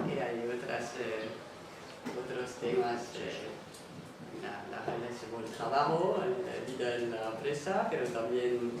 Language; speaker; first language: Spanish; non-native, fluent; French